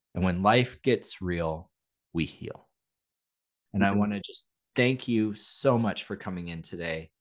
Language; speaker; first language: English; native; English